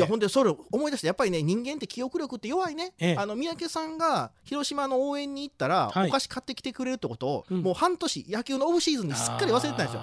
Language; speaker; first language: Japanese; native; Japanese